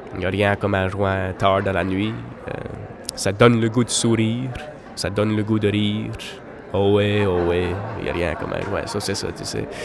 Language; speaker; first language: French; native; French